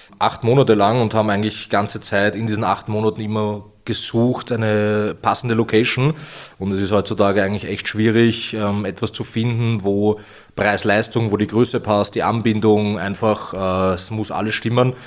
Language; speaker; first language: German; native; German